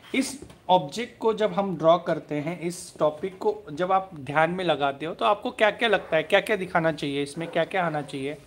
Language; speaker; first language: Hindi; non-native, local second language; Marathi